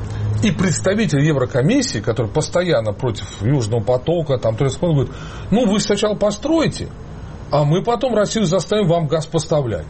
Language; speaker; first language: Russian; native; Russian